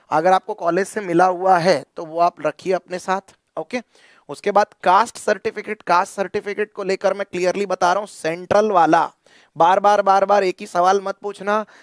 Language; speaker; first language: Hindi; non-native, local second language; Marathi